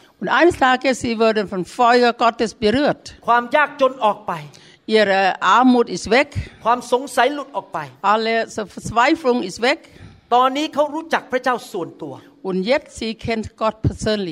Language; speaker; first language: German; non-native, learner; Thai